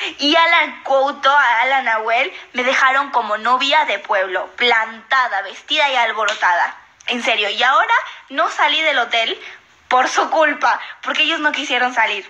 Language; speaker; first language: Spanish; native; Spanish